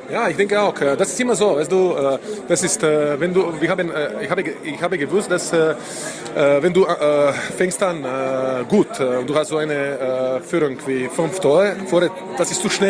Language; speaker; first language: German; non-native, fluent; Slovenian